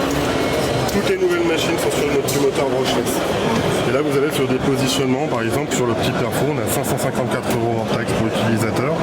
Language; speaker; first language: French; native; French